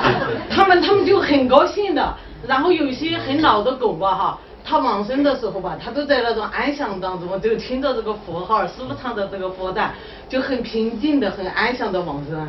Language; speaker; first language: Chinese; native; Chinese